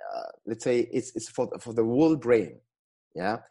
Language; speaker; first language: English; non-native, fluent; Italian